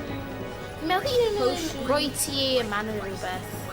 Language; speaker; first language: Welsh; non-native, local second language; English